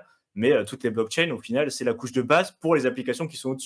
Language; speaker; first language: French; native; French